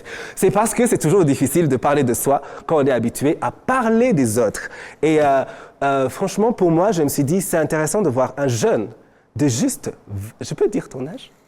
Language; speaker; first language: French; non-native, local second language; Kinyarwanda